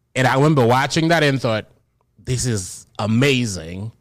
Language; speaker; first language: English; non-native, fluent; Haitian Creole